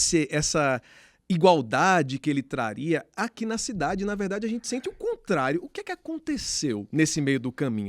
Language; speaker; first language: Portuguese; native; Portuguese